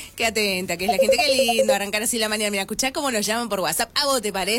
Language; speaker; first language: Spanish; native; Spanish